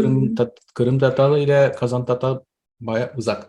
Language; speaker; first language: Turkish; non-native, fluent; Japanese